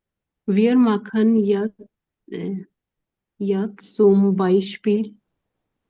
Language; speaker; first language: German; non-native, learner; Hindi